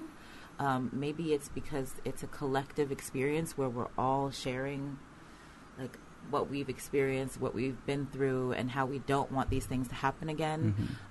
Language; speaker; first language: English; native; English